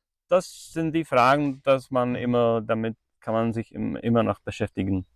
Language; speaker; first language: German; non-native, fluent; Czech